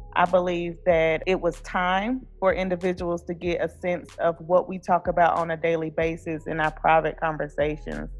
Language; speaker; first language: English; native; English